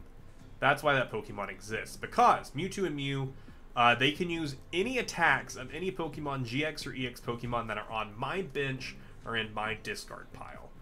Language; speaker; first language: English; native; English